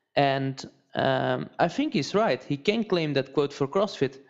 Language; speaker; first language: English; non-native, fluent; Dutch